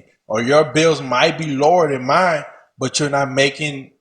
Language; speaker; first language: English; native; English